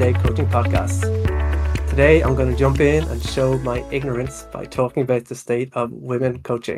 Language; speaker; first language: English; native; English